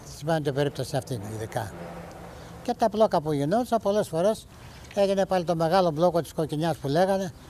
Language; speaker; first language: Greek; early bilingual, heritage; Greek